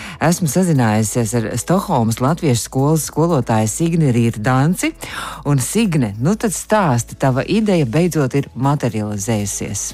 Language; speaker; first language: Latvian; native; Latvian